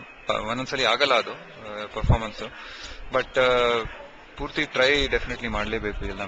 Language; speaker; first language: Kannada; non-native, local second language; Marathi